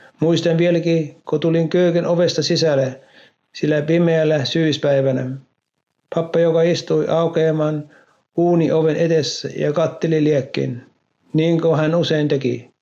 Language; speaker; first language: Finnish; non-native, local second language; Norwegian